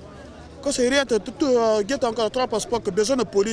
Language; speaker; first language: Italian; non-native, learner; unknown